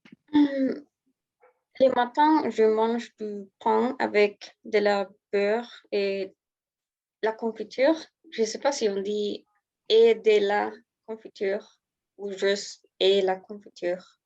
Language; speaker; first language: French; non-native, learner; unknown